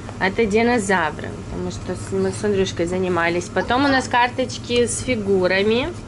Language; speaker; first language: Russian; non-native, local second language; Ukrainian